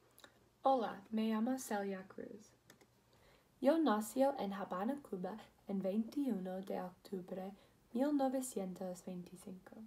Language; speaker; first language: Spanish; non-native, learner; English